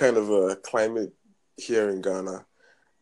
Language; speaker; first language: English; non-native, local second language; Akan